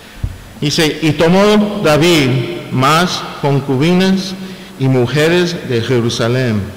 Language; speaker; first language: Spanish; non-native, fluent; English